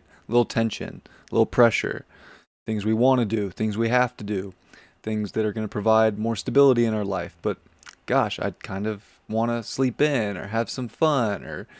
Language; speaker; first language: English; native; English